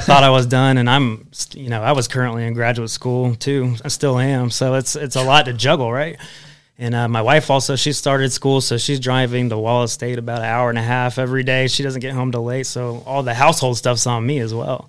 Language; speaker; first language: English; native; English